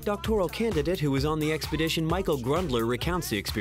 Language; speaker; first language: English; native; English